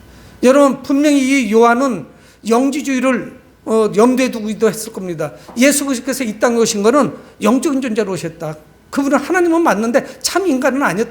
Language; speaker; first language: Korean; native; Korean